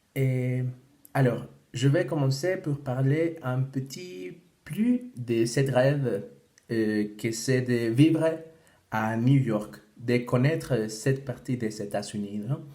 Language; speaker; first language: French; non-native, fluent; Spanish